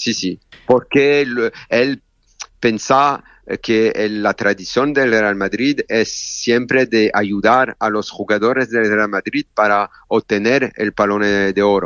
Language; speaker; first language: Spanish; non-native, fluent; French